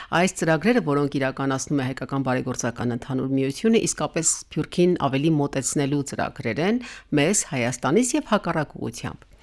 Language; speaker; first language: Armenian; native; Armenian